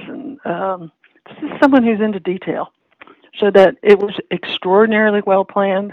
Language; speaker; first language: English; native; English